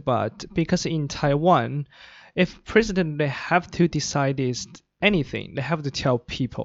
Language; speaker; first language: English; non-native, fluent; Chinese